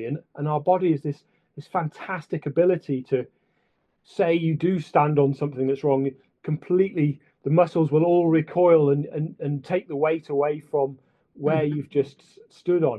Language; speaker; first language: English; native; English